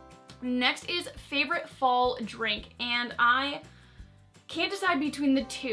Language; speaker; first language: English; native; English